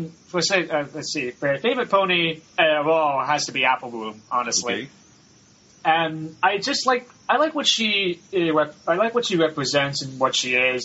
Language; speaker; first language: English; native; English